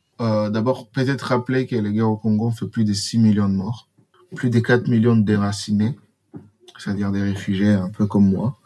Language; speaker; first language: French; non-native, local second language; Swahili